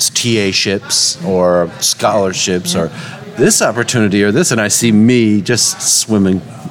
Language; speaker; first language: English; native; English